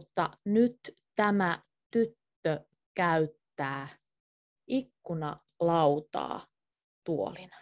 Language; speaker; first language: Finnish; native; Finnish